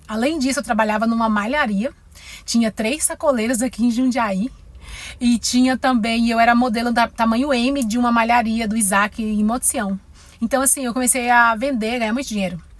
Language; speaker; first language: Portuguese; native; Portuguese